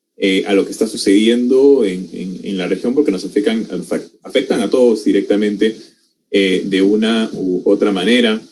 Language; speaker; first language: Spanish; native; Spanish